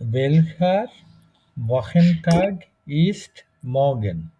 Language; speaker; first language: German; non-native, fluent; Bangla